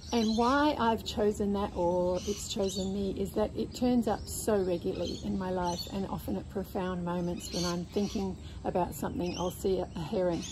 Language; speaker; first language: English; native; English